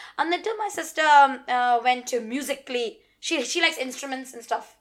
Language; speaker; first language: English; non-native, local second language; Malayalam